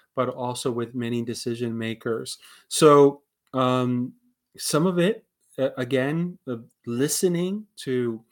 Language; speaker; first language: English; early bilingual, other home language; Spanish